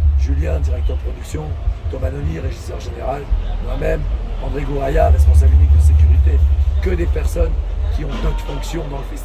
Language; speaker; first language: French; native; French